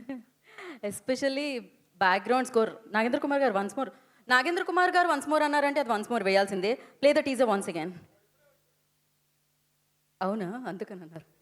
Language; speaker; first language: Telugu; native; Telugu